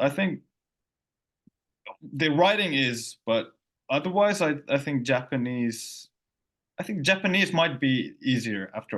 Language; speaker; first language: English; non-native, fluent; Finnish